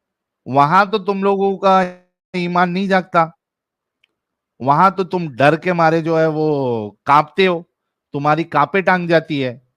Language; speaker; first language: Hindi; native; Hindi